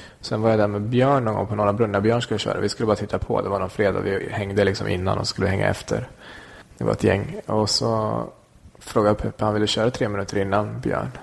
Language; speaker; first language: Swedish; early bilingual, other home language; Kurdish